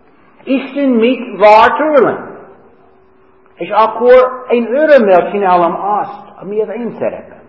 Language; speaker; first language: Hungarian; non-native, fluent; English